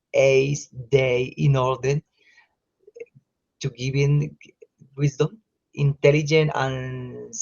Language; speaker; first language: English; non-native, learner; Spanish